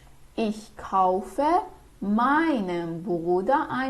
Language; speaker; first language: German; non-native, fluent; Persian